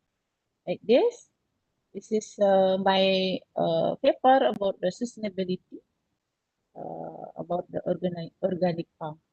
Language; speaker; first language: English; non-native, learner; Indonesian